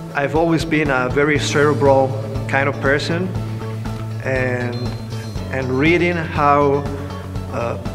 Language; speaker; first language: English; non-native, fluent; Italian